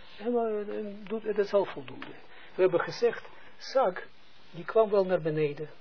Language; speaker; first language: Dutch; non-native, fluent; Hebrew